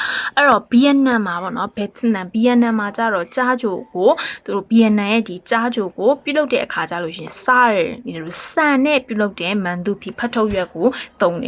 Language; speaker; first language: Korean; non-native, learner; Burmese